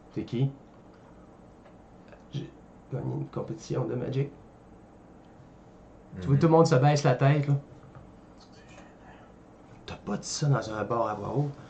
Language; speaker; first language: French; native; French